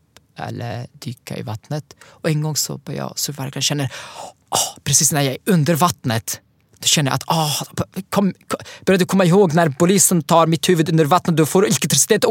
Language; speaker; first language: Swedish; non-native, learner; Arabic